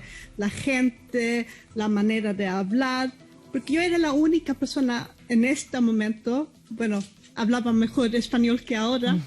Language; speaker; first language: Spanish; early bilingual, heritage; Spanish